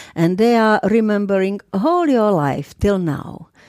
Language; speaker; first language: English; non-native, fluent; Czech